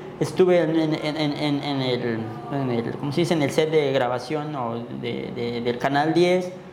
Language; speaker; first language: Spanish; non-native, local second language; Tzotzil